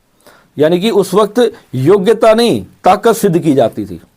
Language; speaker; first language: Hindi; native; Hindi